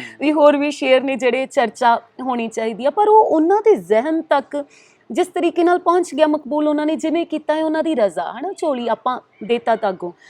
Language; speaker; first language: Punjabi; native; Punjabi